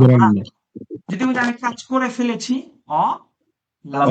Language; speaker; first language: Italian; non-native, fluent; Bangla